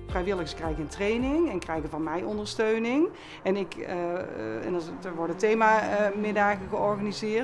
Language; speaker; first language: Dutch; native; Dutch